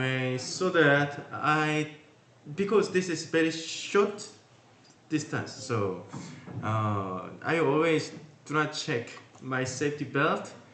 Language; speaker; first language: English; non-native, learner; Korean